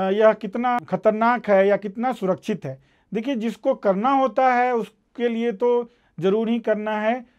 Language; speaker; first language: Hindi; native; Hindi